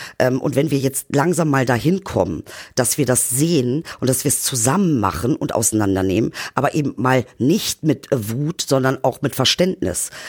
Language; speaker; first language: German; early bilingual, other home language; Turkish